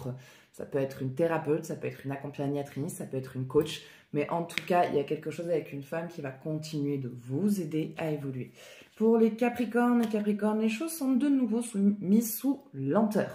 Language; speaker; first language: French; native; French